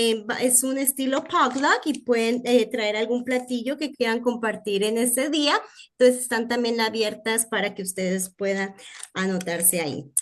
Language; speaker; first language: Spanish; native; Spanish